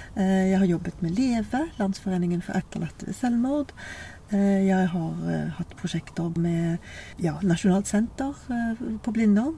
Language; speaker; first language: Norwegian; native; Norwegian